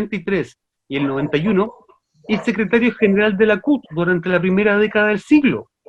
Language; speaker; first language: Spanish; native; Spanish